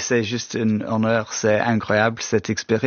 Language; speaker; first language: French; non-native, fluent; English